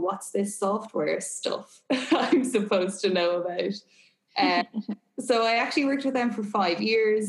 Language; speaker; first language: English; native; English